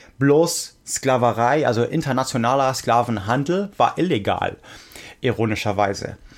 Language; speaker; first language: German; non-native, fluent; English